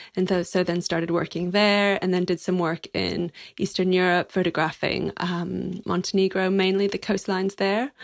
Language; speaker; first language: English; native; English